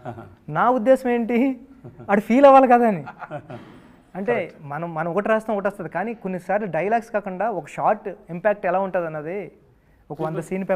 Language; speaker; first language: Telugu; native; Telugu